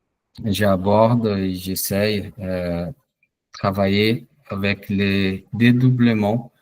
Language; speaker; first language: French; non-native, fluent; Portuguese